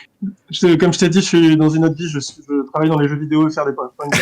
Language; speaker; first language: French; native; French